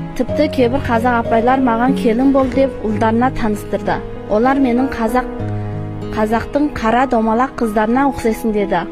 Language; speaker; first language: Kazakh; non-native, learner; Chinese